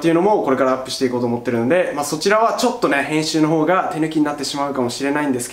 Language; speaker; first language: Japanese; native; Japanese